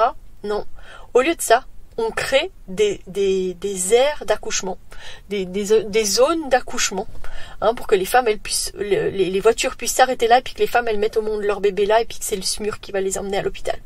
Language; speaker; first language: French; native; French